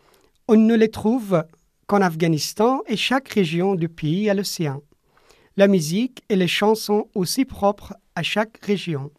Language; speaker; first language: French; non-native, fluent; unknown